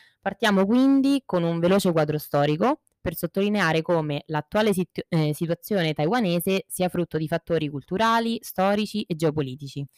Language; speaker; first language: Italian; native; Italian